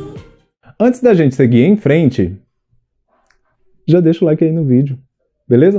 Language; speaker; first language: Portuguese; native; Portuguese